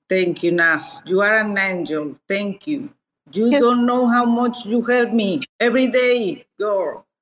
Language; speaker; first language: English; non-native, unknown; Italian